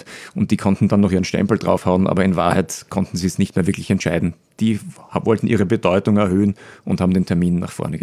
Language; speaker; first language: German; native; German